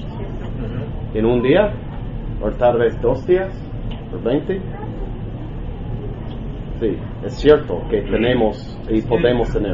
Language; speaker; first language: Spanish; non-native, learner; English